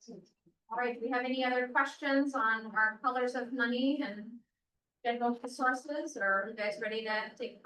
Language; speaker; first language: English; native; English